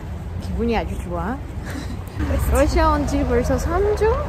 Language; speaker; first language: Korean; non-native, fluent; Russian